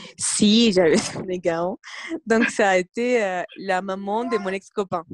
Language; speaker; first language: French; non-native, fluent; Spanish